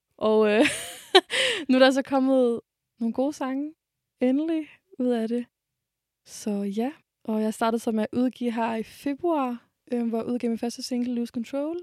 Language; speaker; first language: Danish; early bilingual, other home language; French